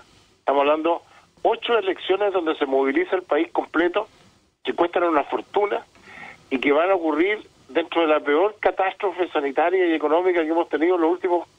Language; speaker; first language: Spanish; native; Spanish